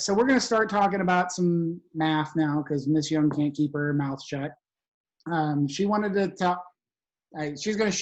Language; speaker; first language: English; native; English